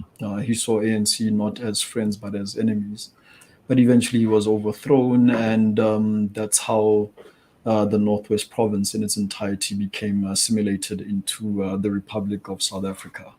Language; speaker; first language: English; non-native, local second language; Tswana